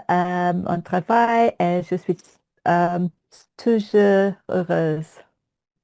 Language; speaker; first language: French; non-native, learner; English